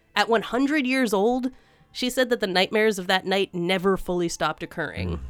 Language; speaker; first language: English; native; English